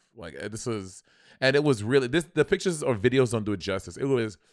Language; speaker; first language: English; native; English